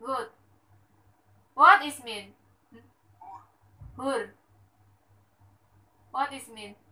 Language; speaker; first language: English; non-native, learner; Indonesian